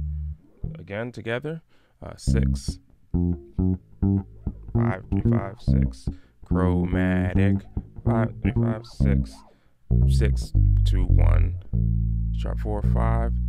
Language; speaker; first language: English; native; English